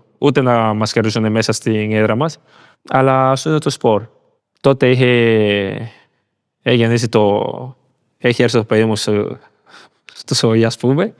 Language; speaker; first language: Greek; non-native, learner; Spanish